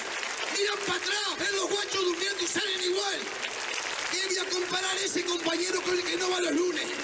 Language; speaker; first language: Spanish; native; Spanish